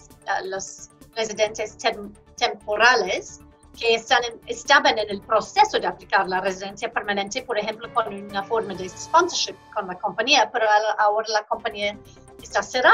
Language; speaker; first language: Spanish; non-native, fluent; English